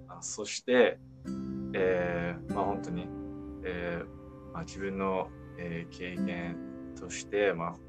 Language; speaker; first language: Japanese; non-native, fluent; English